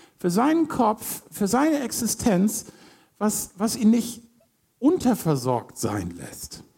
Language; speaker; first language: German; native; German